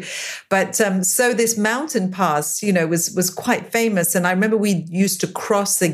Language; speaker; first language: English; native; English